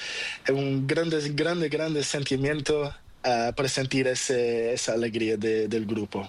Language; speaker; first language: Spanish; non-native, learner; Portuguese